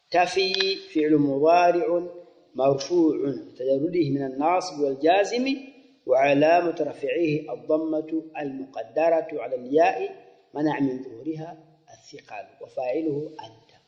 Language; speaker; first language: Arabic; non-native, fluent; Swahili